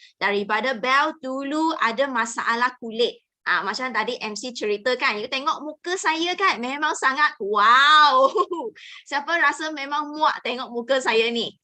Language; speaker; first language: Malay; non-native, local second language; Chinese